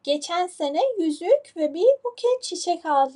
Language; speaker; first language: Turkish; non-native, fluent; Persian